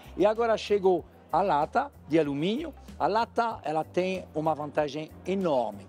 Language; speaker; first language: Portuguese; non-native, fluent; French